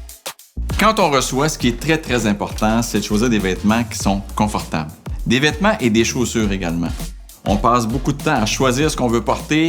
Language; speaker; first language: French; native; French